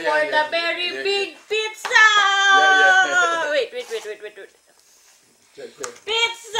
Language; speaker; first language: English; non-native, learner; Filipino